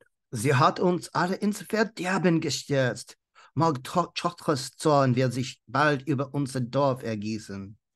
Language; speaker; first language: German; non-native, learner; English